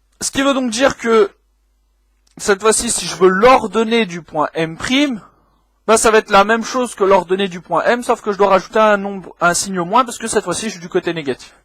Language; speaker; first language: French; native; French